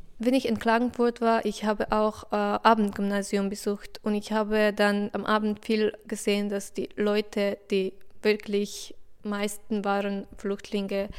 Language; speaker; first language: German; non-native, learner; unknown